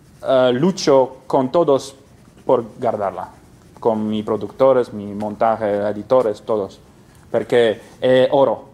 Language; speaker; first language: Spanish; non-native, fluent; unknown